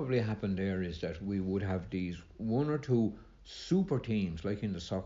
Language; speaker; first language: English; native; English